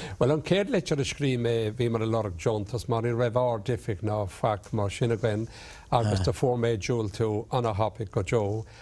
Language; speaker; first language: Irish; non-native, local second language; English